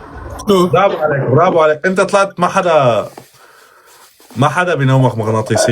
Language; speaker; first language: Arabic; native; Arabic